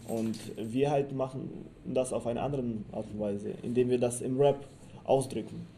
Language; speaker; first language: German; early bilingual, other home language; Russian